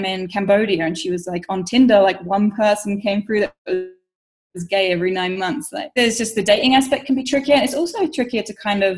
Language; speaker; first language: English; native; English